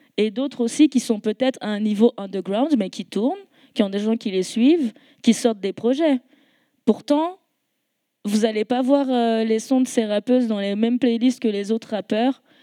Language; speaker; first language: French; native; French